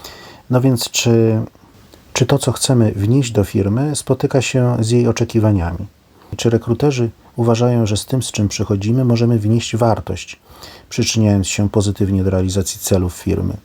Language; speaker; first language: Polish; native; Polish